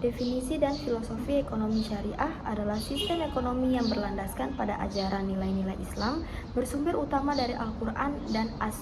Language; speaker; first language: Indonesian; native; Indonesian